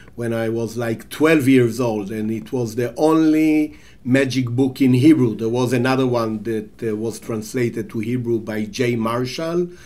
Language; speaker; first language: English; non-native, fluent; Hebrew